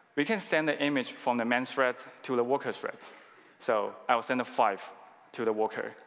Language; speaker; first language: English; non-native, fluent; Chinese